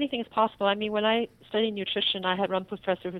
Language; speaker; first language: English; non-native, local second language; Cantonese